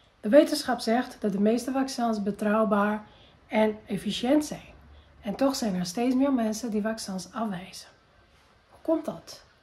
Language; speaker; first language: Dutch; non-native, fluent; Portuguese